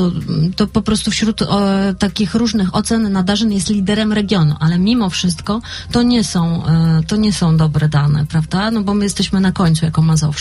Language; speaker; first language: Polish; native; Polish